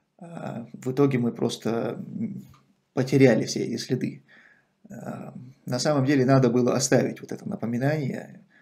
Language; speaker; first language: Russian; non-native, local second language; Chechen